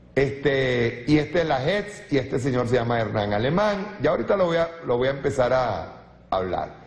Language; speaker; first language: Spanish; native; Spanish